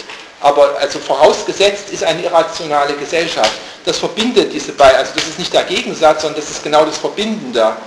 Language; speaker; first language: German; native; German